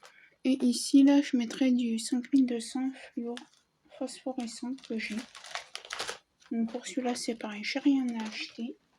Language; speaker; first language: French; native; French